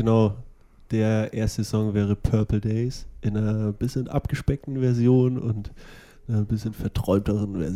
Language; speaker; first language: German; native; German